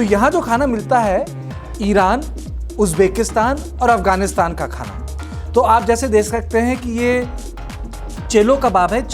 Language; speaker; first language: Hindi; native; Hindi